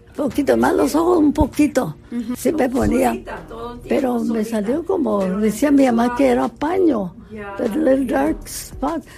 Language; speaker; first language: Spanish; early bilingual, heritage; Spanish